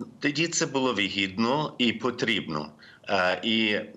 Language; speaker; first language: Ukrainian; early bilingual, heritage; Ukrainian